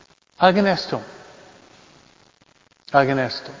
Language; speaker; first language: Spanish; non-native, fluent; English